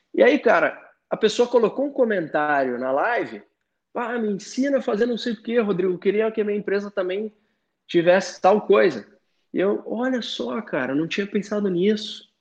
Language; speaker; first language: Portuguese; native; Portuguese